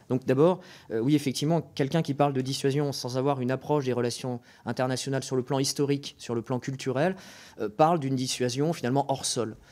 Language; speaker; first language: French; native; French